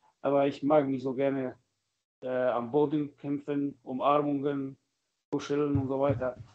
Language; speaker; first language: German; non-native, learner; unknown